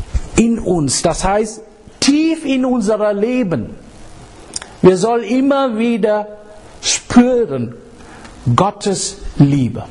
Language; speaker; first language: German; non-native, fluent; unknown